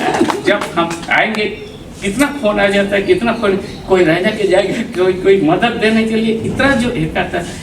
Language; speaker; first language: Hindi; non-native, local second language; Bangla